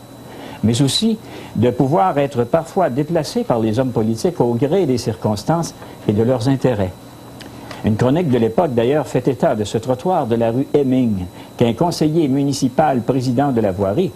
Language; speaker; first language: French; native; French